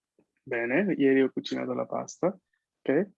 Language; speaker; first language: Italian; non-native, fluent; Spanish